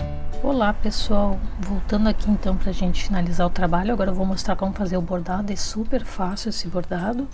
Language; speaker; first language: Portuguese; native; Portuguese